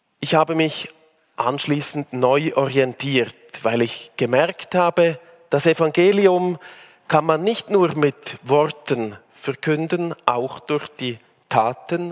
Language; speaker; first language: German; native; German